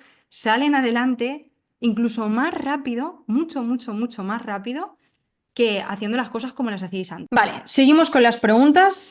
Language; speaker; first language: Spanish; native; Spanish